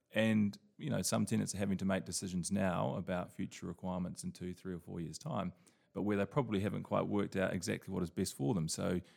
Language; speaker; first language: English; native; English